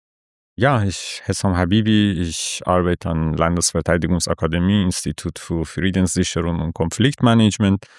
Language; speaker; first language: German; non-native, fluent; Persian